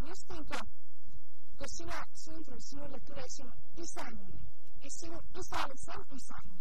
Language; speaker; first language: Finnish; early bilingual, heritage; Finnish